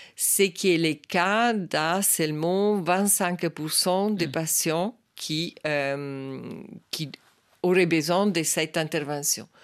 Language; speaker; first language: French; non-native, fluent; Italian